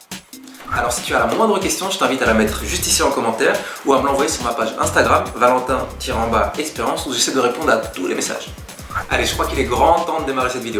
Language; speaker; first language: French; native; French